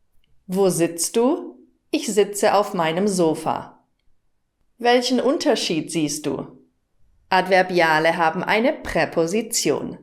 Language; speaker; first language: German; native; German